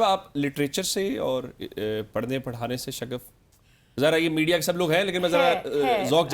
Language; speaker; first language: Urdu; native; Urdu